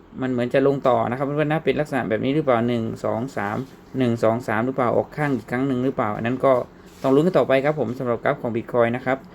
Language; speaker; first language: Thai; native; Thai